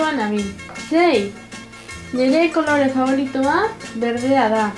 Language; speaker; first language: Basque; non-native, local second language; Spanish